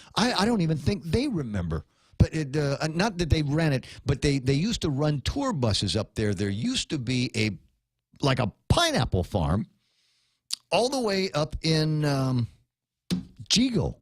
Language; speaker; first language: English; native; English